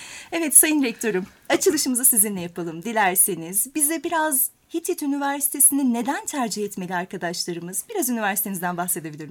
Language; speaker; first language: Turkish; native; Turkish